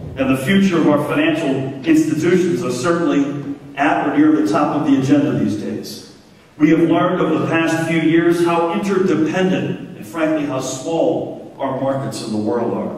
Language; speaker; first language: English; native; English